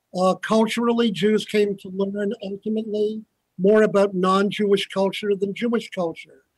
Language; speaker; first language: English; native; English